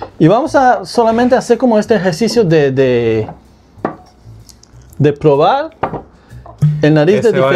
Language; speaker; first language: Spanish; non-native, fluent; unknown